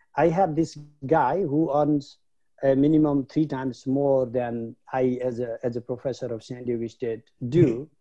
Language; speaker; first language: English; non-native, local second language; Nepali